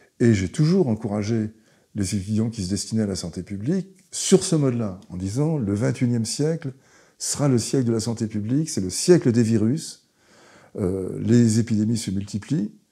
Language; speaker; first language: French; early bilingual, other home language; Hebrew